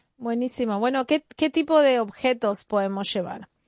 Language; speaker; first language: Spanish; native; Spanish